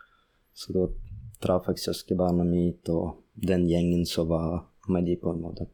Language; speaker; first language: Norwegian; non-native, fluent; Russian